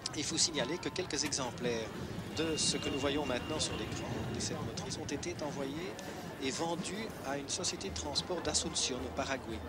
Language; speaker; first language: French; native; French